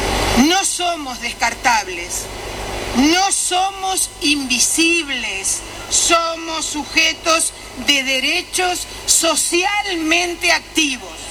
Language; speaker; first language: Spanish; native; Spanish